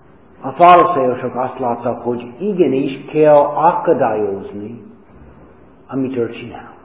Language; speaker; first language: Hungarian; non-native, learner; English